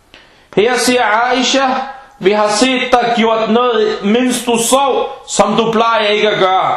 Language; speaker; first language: Danish; early bilingual, other home language; Arabic